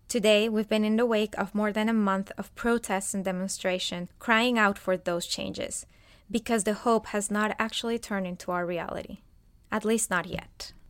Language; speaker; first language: English; non-native, fluent; Spanish